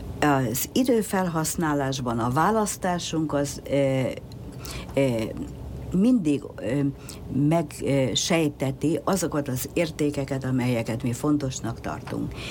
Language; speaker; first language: Hungarian; native; Hungarian